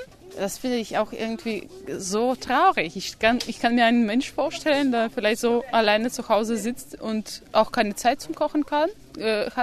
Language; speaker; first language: German; non-native, fluent; Belarusian